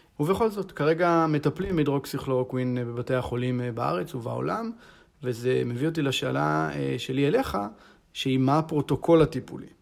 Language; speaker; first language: Hebrew; native; Hebrew